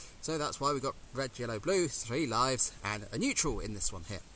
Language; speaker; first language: English; native; English